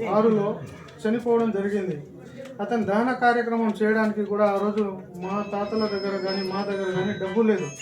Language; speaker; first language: Telugu; native; Telugu